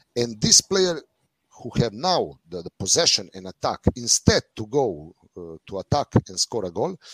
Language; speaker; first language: English; non-native, fluent; Slovenian